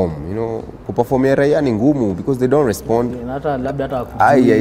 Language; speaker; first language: English; non-native, local second language; Swahili